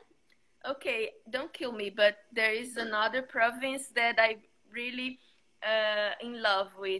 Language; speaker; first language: English; non-native, fluent; Portuguese